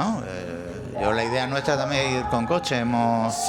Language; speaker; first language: Spanish; native; Spanish